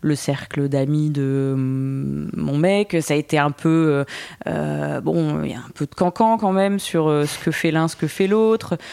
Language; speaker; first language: French; native; French